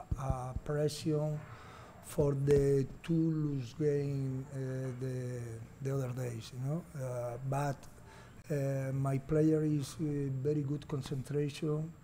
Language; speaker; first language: English; non-native, learner; Spanish